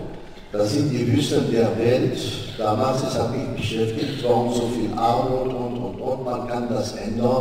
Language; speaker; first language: German; non-native, fluent; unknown